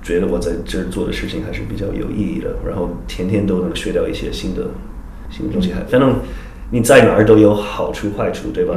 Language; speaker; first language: Chinese; non-native, fluent; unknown